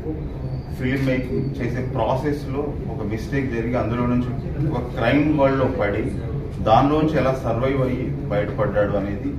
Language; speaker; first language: Telugu; native; Telugu